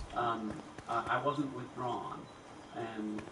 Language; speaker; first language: English; native; English